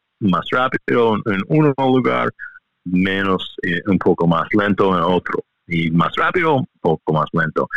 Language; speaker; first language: Spanish; non-native, learner; English